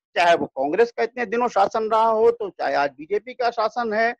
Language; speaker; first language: Hindi; native; Hindi